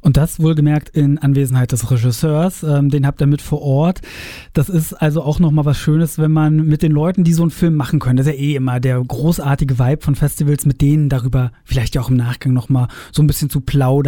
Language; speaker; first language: German; native; German